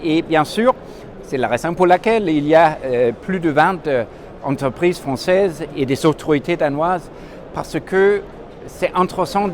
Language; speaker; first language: French; non-native, fluent; Danish